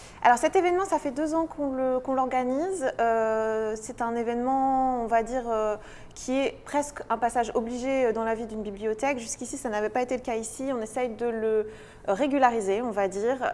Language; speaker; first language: French; native; French